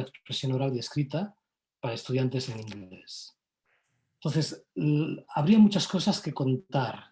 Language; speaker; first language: Spanish; non-native, local second language; Catalan